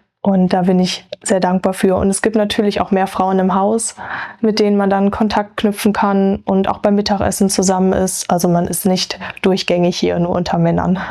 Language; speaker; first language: German; native; German